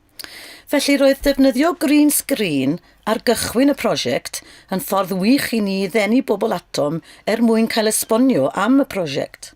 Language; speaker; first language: Welsh; native; Welsh